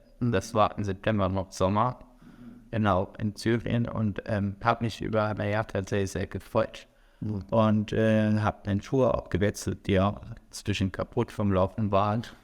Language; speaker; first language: German; non-native, fluent; Arabic